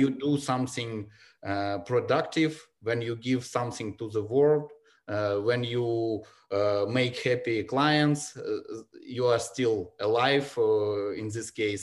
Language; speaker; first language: English; non-native, learner; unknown